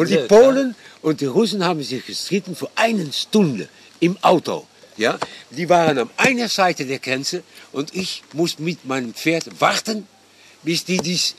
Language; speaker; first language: German; non-native, fluent; Dutch